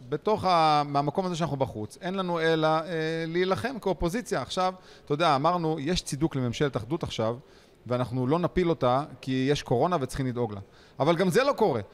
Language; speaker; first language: Hebrew; native; Hebrew